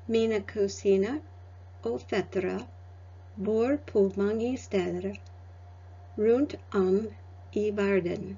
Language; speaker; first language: Norwegian; non-native, learner; English